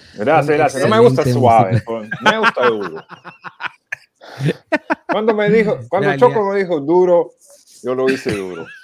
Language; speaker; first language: Spanish; non-native, learner; Ukrainian